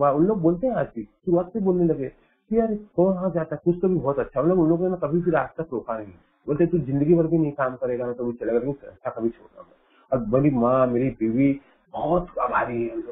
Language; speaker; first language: Hindi; native; Hindi